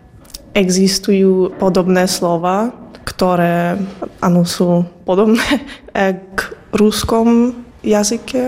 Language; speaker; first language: Slovak; non-native, learner; German